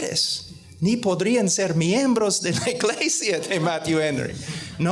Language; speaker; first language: Spanish; non-native, fluent; English